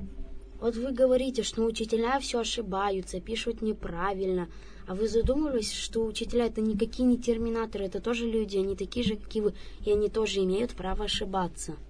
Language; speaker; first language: Russian; native; Russian